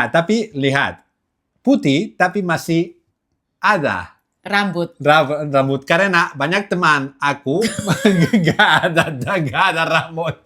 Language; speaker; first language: Indonesian; non-native, learner; Catalan